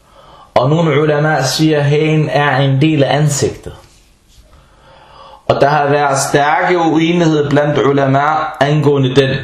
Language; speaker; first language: Danish; non-native, fluent; Arabic